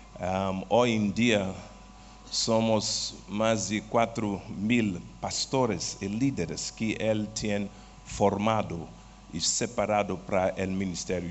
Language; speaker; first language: Spanish; non-native, learner; Portuguese